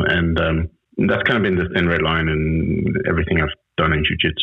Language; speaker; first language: English; non-native, fluent; Danish